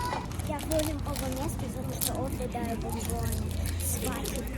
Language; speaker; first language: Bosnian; non-native, learner; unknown